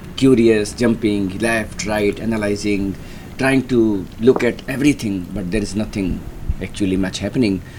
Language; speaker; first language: English; non-native, local second language; Hindi